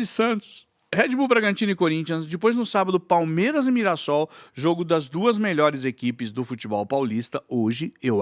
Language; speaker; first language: Portuguese; native; Portuguese